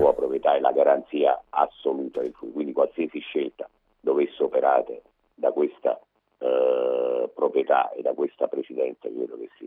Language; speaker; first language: Italian; native; Italian